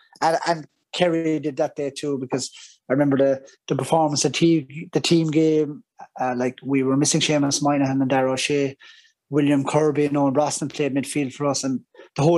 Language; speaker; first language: English; native; English